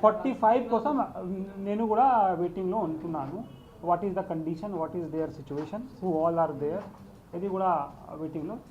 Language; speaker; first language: Telugu; non-native, local second language; Hindi